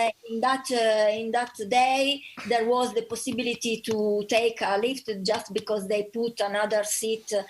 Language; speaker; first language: English; non-native, learner; Italian